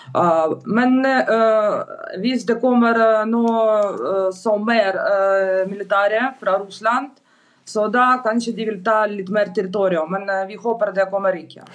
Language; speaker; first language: Norwegian; non-native, learner; Ukrainian